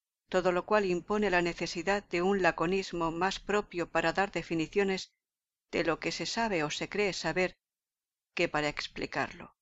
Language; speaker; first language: Spanish; native; Spanish